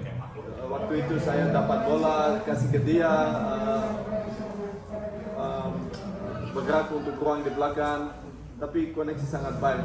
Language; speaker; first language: Indonesian; non-native, fluent; Dutch